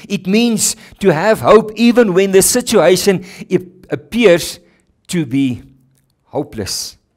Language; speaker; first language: English; non-native, local second language; Afrikaans